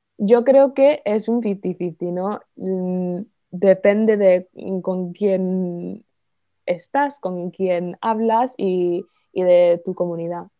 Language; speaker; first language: Spanish; non-native, fluent; English